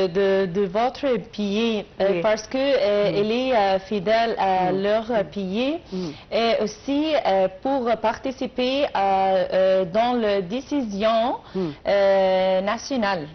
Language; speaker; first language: French; non-native, learner; Arabic